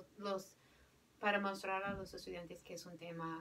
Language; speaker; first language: Spanish; non-native, fluent; English